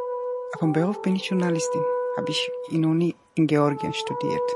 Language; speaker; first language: German; non-native, learner; Georgian